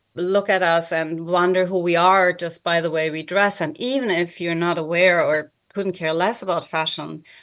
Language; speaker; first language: English; non-native, fluent; German